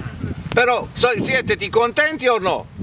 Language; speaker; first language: Italian; non-native, fluent; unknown